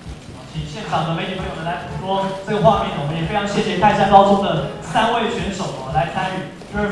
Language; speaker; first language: Chinese; native; Chinese